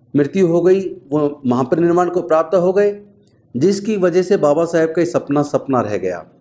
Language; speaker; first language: Hindi; native; Hindi